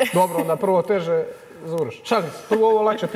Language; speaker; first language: Serbian; native; Serbian